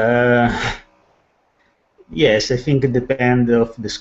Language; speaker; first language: English; non-native, learner; Italian